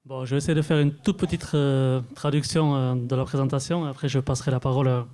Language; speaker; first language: French; native; French